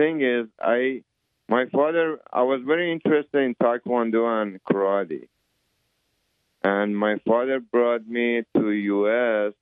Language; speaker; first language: English; early bilingual, other home language; Persian